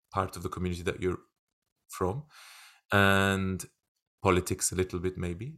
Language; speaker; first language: English; non-native, fluent; Turkish